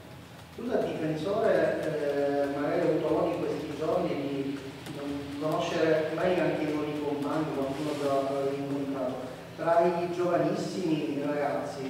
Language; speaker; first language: Italian; native; Italian